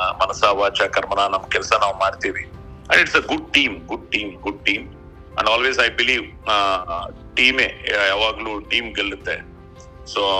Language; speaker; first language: Kannada; non-native, local second language; Telugu